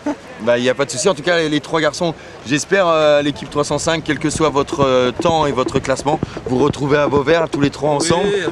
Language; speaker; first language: French; native; French